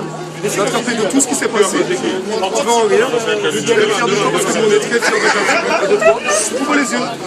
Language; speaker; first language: French; native; French